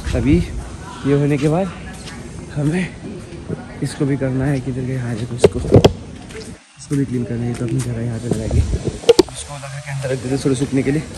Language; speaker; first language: Hindi; non-native, local second language; Marathi